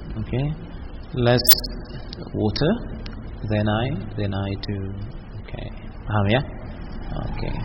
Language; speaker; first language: English; non-native, local second language; Indonesian